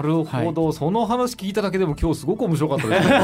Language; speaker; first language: Japanese; native; Japanese